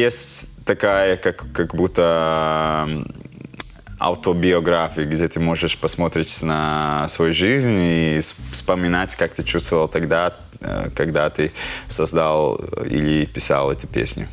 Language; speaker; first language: Russian; non-native, local second language; Latvian